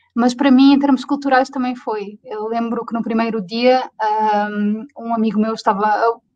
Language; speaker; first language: Portuguese; native; Portuguese